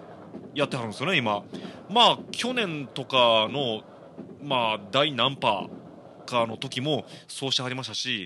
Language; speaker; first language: Japanese; native; Japanese